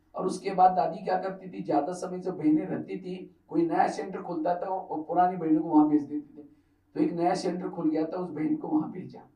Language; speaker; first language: Hindi; non-native, local second language; Marathi